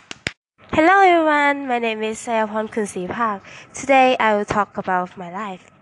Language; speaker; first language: English; non-native, learner; Thai